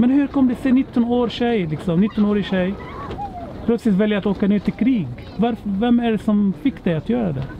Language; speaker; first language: Swedish; native; Swedish